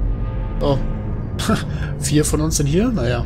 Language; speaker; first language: German; native; German